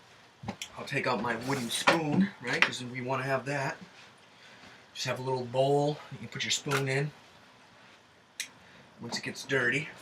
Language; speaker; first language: English; native; English